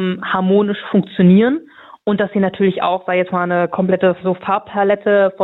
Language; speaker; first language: German; native; German